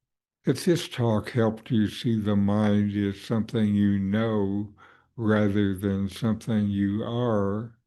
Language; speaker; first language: English; native; English